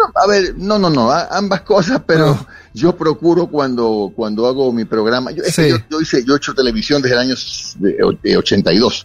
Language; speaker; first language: Spanish; native; Spanish